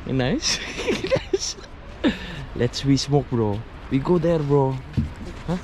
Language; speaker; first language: English; non-native, learner; Javanese